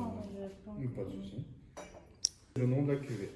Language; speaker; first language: French; native; French